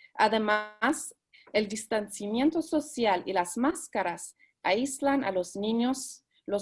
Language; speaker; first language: Spanish; early bilingual, heritage; Spanish